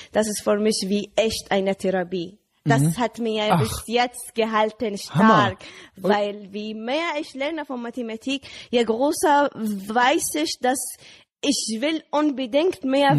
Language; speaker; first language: German; non-native, learner; Arabic